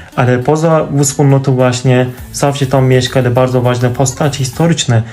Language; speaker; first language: Polish; non-native, fluent; Turkish